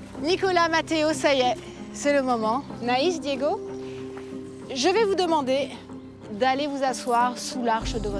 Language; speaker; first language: French; native; French